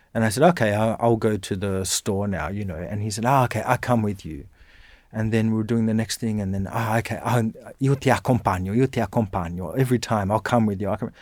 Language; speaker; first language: English; native; English